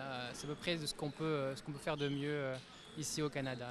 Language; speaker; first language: French; native; French